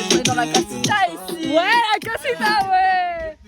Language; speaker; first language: French; native; French